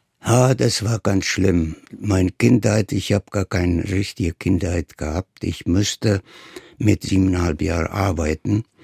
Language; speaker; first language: German; non-native, fluent; Italian